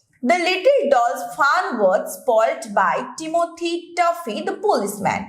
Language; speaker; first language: English; non-native, local second language; Bangla